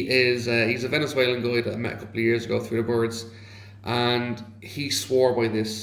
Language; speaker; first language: English; native; English